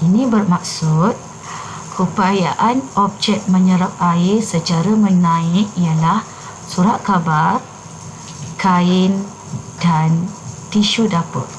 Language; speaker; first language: Malay; native; Malay